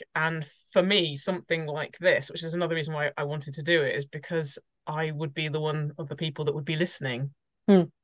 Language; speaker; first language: English; native; English